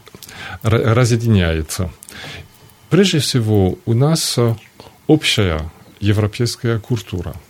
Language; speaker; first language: Russian; non-native, fluent; French